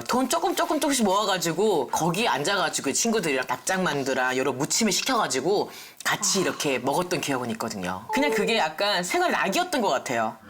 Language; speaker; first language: Korean; native; Korean